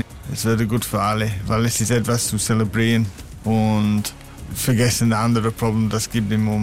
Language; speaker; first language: German; non-native, learner; English